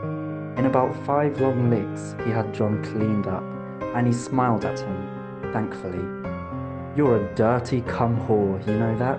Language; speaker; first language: English; native; English